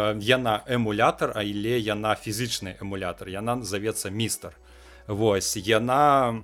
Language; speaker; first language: Belarusian; non-native, local second language; Russian